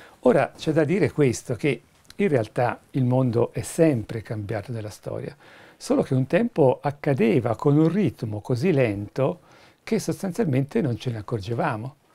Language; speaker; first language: Italian; native; Italian